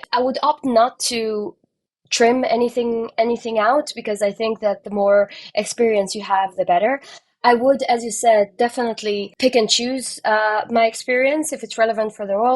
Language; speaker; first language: English; non-native, fluent; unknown